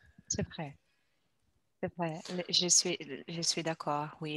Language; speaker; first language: French; non-native, learner; Portuguese